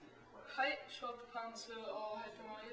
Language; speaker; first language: Japanese; non-native, learner; English